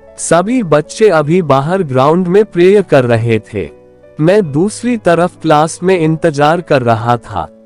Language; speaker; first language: Hindi; native; Hindi